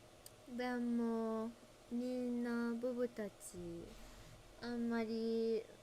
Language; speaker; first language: Japanese; non-native, learner; English